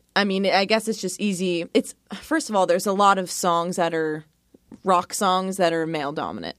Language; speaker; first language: English; native; English